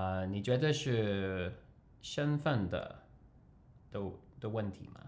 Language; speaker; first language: Chinese; non-native, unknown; English